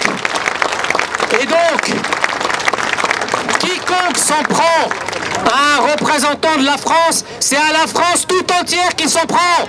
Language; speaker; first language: French; early bilingual, other home language; Arabic